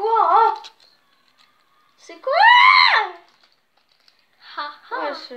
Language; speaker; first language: French; native; French